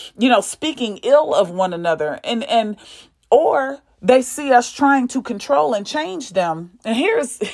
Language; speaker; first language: English; native; English